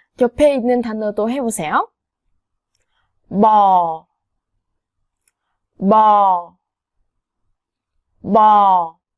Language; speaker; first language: Korean; non-native, fluent; Vietnamese